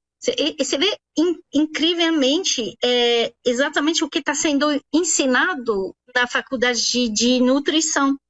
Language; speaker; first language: Portuguese; non-native, fluent; French